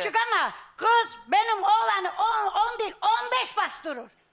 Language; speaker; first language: Turkish; native; Turkish